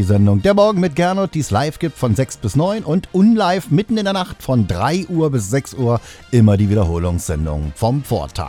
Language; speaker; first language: German; native; German